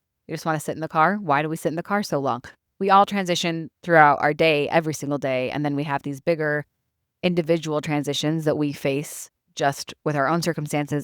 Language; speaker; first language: English; native; English